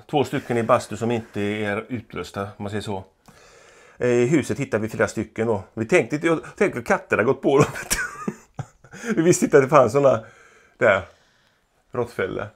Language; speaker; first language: Swedish; native; Swedish